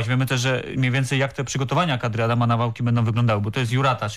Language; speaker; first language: Polish; native; Polish